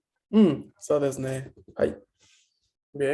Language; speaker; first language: Japanese; non-native, fluent; Spanish